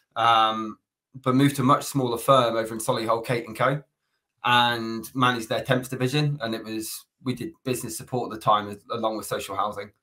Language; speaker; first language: English; native; English